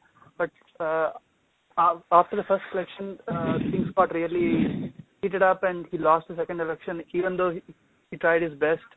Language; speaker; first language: English; non-native, local second language; Telugu